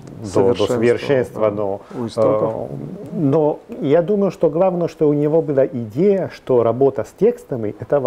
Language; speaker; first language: Russian; non-native, fluent; Italian